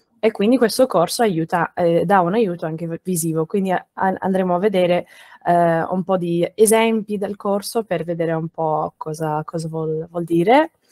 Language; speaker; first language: Italian; non-native, fluent; English